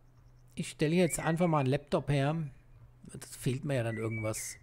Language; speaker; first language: German; native; German